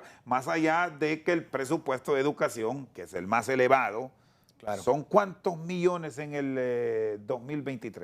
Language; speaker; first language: Spanish; native; Spanish